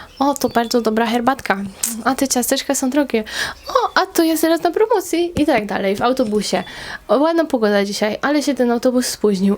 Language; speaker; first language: Polish; native; Polish